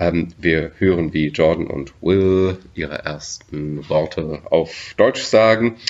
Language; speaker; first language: German; native; German